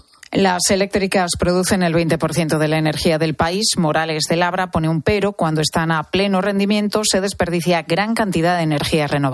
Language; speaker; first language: Spanish; native; Spanish